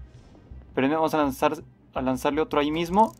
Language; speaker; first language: Spanish; native; Spanish